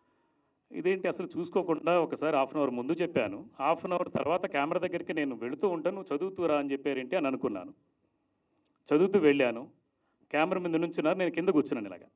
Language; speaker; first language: Telugu; native; Telugu